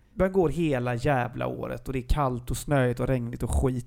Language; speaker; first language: Swedish; native; Swedish